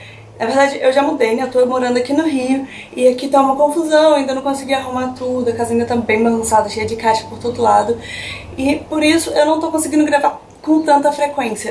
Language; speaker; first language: Portuguese; native; Portuguese